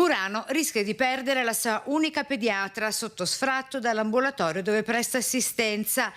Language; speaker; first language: Italian; native; Italian